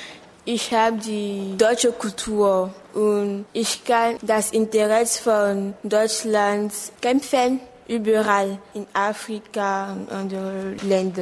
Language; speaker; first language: German; non-native, learner; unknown